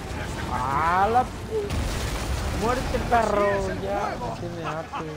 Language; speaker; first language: Spanish; native; Spanish